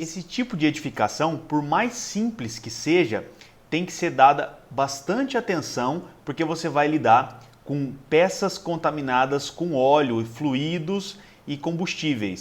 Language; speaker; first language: Portuguese; native; Portuguese